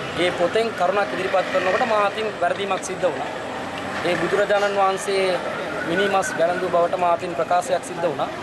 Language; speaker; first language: Sinhala; non-native, local second language; Tamil